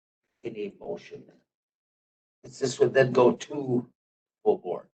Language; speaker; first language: English; native; English